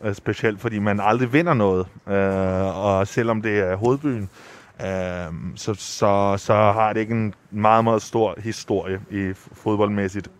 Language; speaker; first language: Danish; early bilingual, heritage; Italian